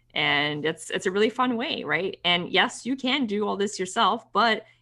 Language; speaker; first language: English; native; English